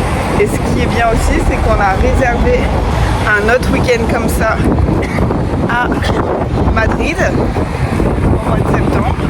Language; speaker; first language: French; native; French